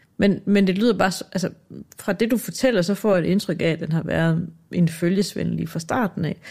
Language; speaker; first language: Danish; native; Danish